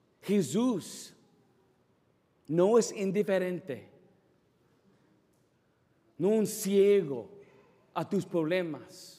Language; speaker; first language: Spanish; non-native, fluent; English